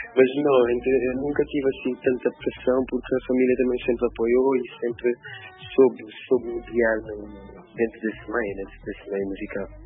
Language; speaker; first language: Portuguese; non-native, local second language; Kabuverdianu